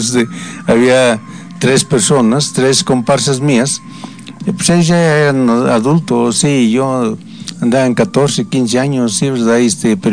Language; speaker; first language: Spanish; native; Spanish